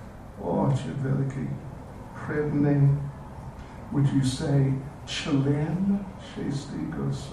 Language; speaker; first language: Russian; non-native, learner; English